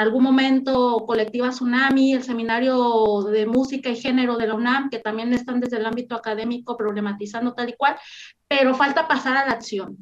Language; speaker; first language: Spanish; native; Spanish